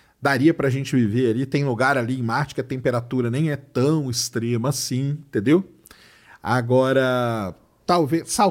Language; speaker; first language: Portuguese; native; Portuguese